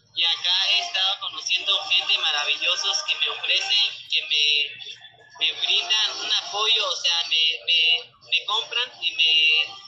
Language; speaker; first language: Spanish; native; Spanish